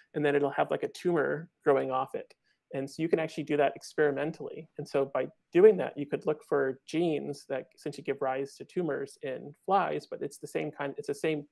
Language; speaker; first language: English; native; English